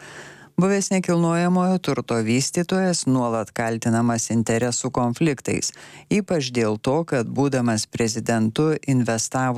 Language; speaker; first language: Lithuanian; native; Lithuanian